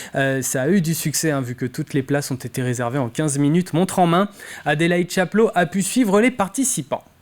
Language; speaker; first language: French; native; French